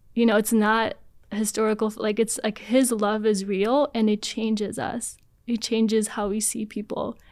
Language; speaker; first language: English; early bilingual, other home language; Polish